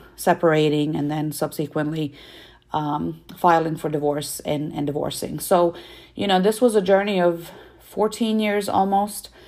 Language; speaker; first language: English; non-native, fluent; Russian